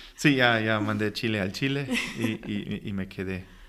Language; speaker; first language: Spanish; non-native, fluent; German